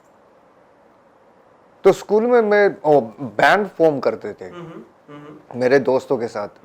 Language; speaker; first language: Hindi; non-native, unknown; Japanese